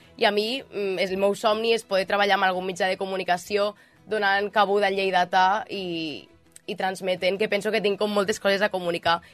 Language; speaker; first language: Catalan; native; Catalan